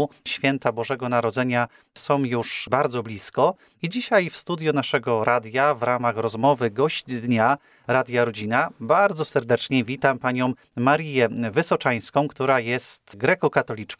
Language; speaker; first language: Polish; native; Polish